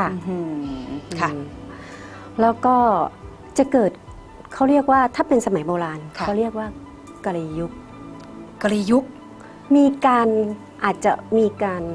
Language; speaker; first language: Thai; native; Thai